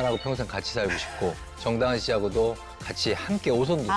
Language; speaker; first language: Korean; native; Korean